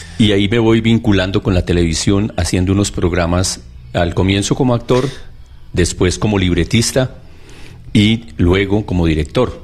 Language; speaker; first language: Spanish; native; Spanish